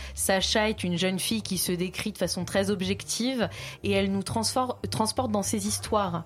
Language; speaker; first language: French; native; French